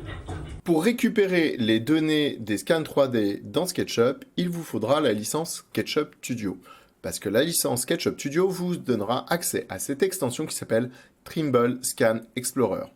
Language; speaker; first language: French; native; French